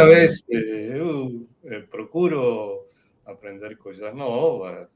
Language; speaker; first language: Portuguese; non-native, fluent; Spanish